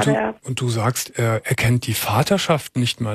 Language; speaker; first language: German; native; German